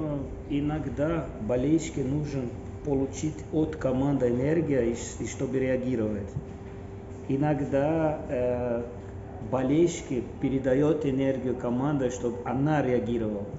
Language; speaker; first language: Russian; non-native, fluent; Portuguese